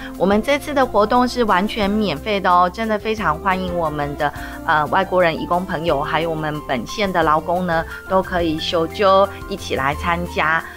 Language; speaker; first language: Chinese; native; Chinese